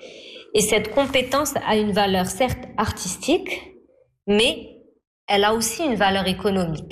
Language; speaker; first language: French; non-native, local second language; Arabic